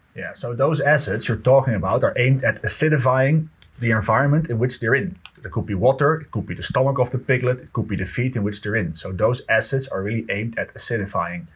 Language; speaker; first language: English; non-native, fluent; Dutch